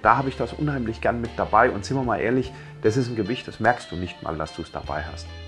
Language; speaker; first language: German; native; German